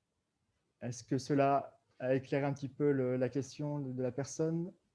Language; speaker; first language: French; native; French